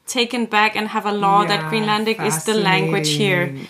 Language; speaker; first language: English; non-native, fluent; Kalaallisut